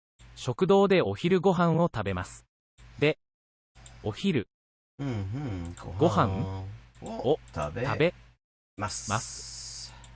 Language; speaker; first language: Japanese; non-native, learner; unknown